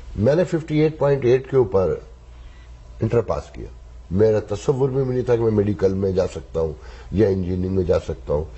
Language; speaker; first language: Urdu; native; Urdu